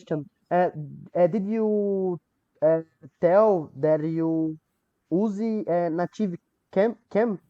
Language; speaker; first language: English; non-native, learner; Portuguese